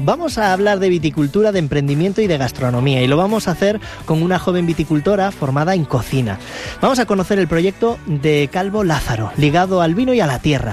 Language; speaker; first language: Spanish; native; Spanish